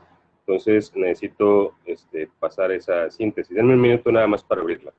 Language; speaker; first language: Spanish; native; Spanish